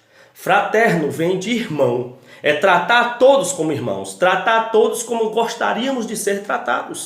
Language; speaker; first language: Portuguese; native; Portuguese